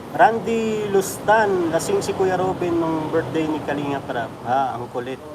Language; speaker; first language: Filipino; native; Filipino